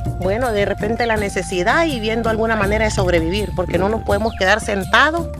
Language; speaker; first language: Spanish; native; Spanish